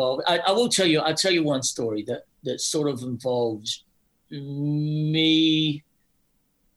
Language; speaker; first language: English; native; English